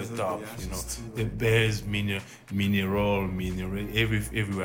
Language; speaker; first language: English; non-native, learner; French